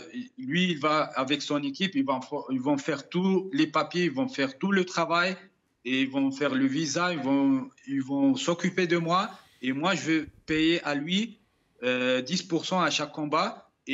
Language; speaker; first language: French; non-native, fluent; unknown